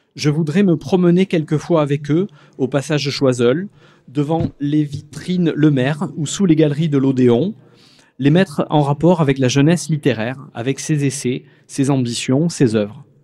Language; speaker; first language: French; native; French